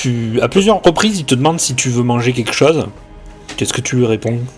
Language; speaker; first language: French; native; French